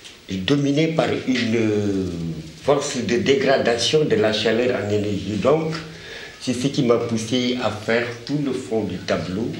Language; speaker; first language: French; non-native, local second language; Wolof